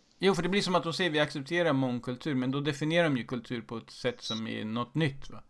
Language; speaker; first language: Swedish; native; Swedish